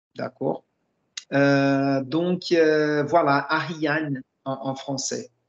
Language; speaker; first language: French; non-native, fluent; Portuguese